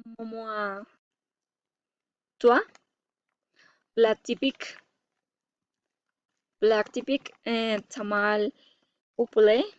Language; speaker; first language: French; non-native, learner; Spanish